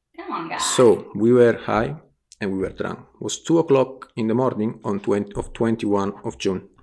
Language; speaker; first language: English; non-native, fluent; Italian